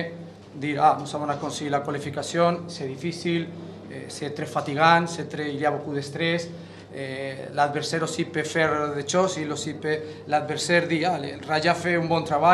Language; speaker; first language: French; non-native, learner; Catalan